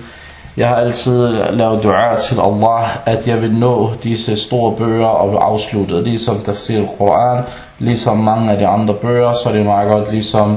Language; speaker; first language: Danish; early bilingual, other home language; Arabic